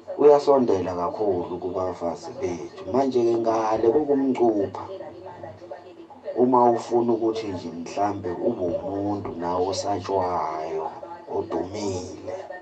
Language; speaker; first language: Zulu; native; Zulu